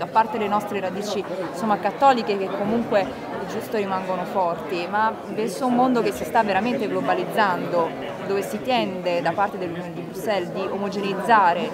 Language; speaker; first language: Italian; native; Italian